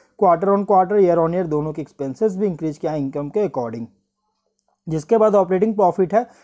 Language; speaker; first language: Hindi; native; Hindi